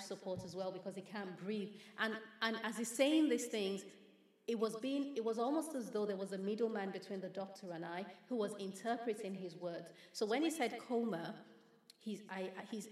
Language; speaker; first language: English; non-native, local second language; Yoruba